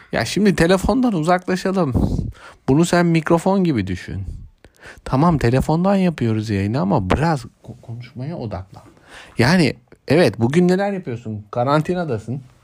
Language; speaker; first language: Turkish; native; Turkish